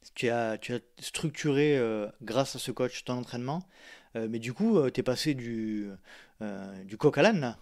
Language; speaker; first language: French; native; French